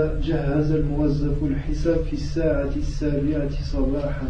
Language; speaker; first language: Arabic; non-native, learner; French